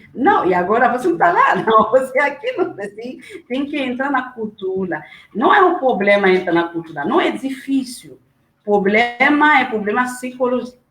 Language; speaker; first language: Portuguese; non-native, learner; Haitian Creole